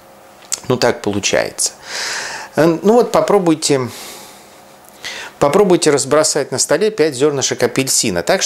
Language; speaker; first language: Russian; native; Russian